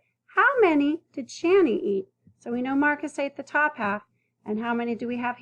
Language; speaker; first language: English; native; English